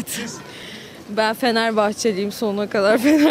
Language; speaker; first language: Turkish; native; Turkish